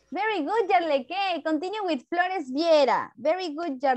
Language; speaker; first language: English; non-native, fluent; Spanish